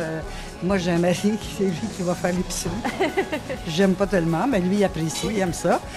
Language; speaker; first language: French; native; French